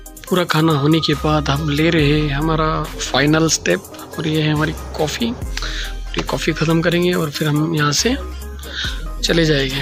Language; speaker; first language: Hindi; native; Hindi